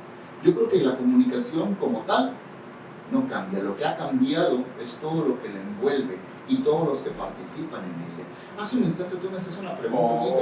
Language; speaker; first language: Spanish; native; Spanish